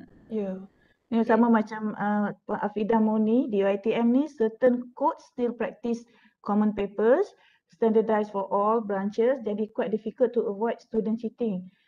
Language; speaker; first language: English; non-native, local second language; Malay